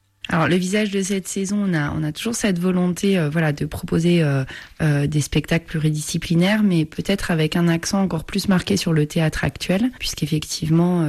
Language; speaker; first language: French; native; French